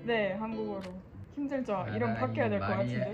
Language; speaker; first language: Korean; non-native, fluent; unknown